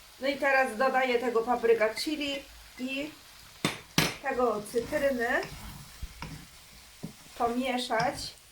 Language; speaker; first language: Polish; non-native, learner; Chinese